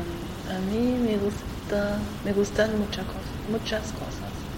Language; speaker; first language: Spanish; non-native, learner; French